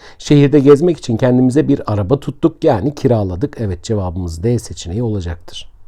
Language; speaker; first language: Turkish; native; Turkish